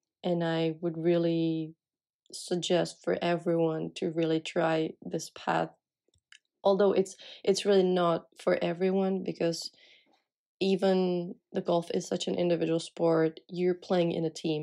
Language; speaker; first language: English; non-native, fluent; Czech